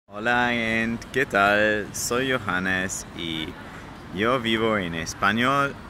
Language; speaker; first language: Spanish; non-native, learner; German